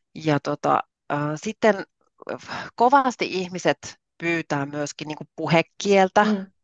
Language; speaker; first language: Finnish; native; Finnish